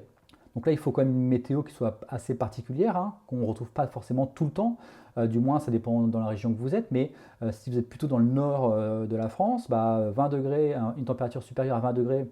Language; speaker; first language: French; native; French